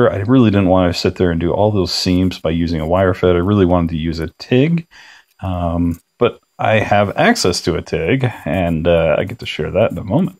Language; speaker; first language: English; native; English